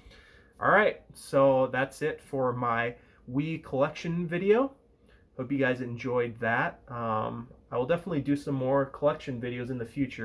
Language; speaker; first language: English; native; English